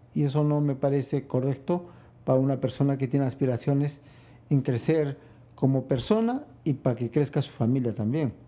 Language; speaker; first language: Spanish; non-native, local second language; Quechua